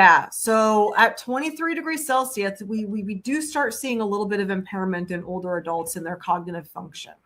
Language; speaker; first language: English; native; English